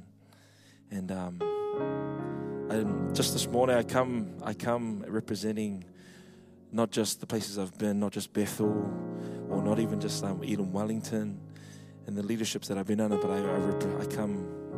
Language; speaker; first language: English; native; English